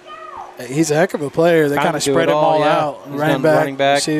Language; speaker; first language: English; native; English